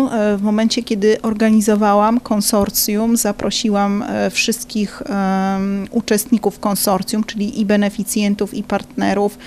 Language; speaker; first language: Polish; native; Polish